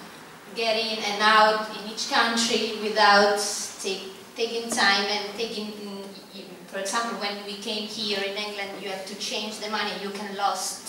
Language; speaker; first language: English; non-native, fluent; Italian